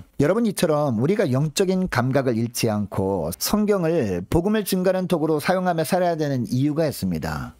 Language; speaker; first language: Korean; native; Korean